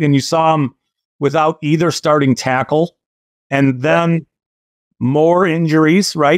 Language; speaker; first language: English; native; English